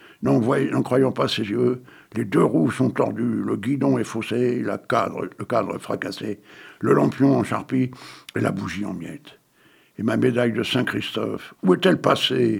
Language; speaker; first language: French; native; French